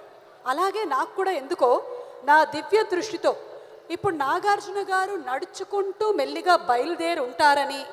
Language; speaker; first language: Telugu; native; Telugu